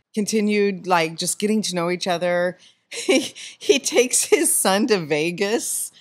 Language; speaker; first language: English; native; English